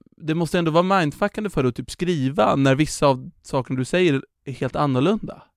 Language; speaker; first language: Swedish; native; Swedish